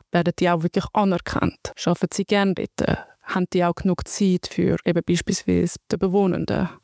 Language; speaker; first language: German; early bilingual, other home language; Arabic